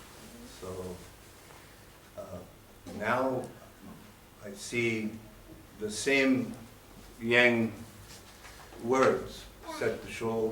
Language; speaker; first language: English; non-native, learner; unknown